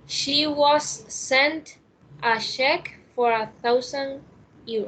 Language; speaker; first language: English; non-native, learner; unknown